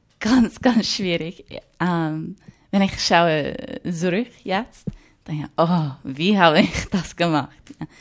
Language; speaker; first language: German; non-native, learner; English